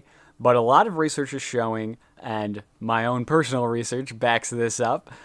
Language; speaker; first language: English; native; English